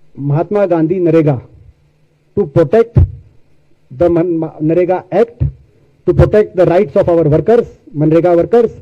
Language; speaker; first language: English; non-native, local second language; Hindi